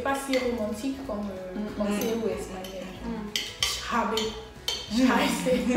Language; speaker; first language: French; non-native, learner; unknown